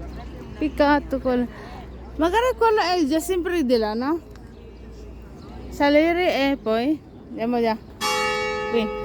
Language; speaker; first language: Italian; non-native, learner; Filipino